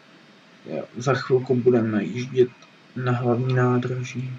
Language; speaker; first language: Czech; native; Czech